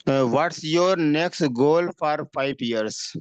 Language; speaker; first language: English; non-native, learner; Hindi